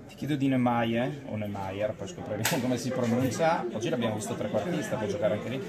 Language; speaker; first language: Italian; native; Italian